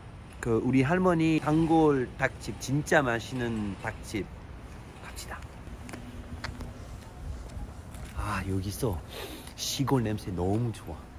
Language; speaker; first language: Korean; non-native, learner; French